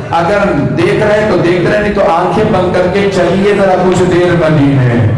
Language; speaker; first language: Urdu; early bilingual, heritage; Urdu